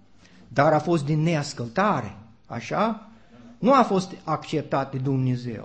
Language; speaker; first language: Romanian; non-native, learner; English